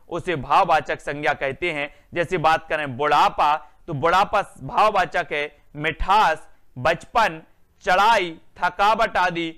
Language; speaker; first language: Hindi; native; Hindi